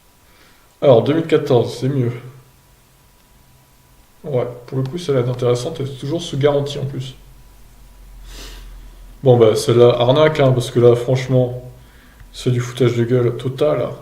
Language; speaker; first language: French; native; French